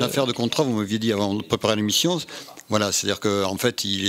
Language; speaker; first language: French; native; French